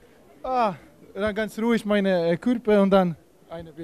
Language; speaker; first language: German; non-native, learner; Polish